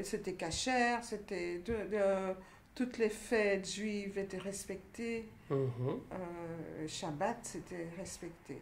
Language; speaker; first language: French; native; French